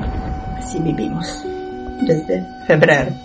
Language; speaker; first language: Spanish; non-native, learner; Ukrainian